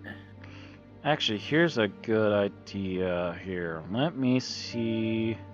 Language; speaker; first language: English; native; English